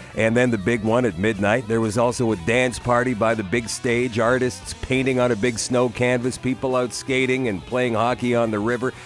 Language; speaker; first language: English; native; English